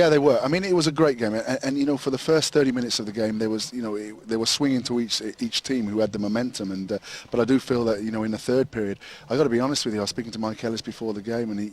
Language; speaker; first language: English; native; English